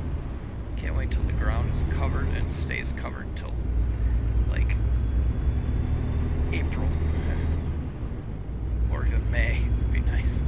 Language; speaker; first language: English; native; English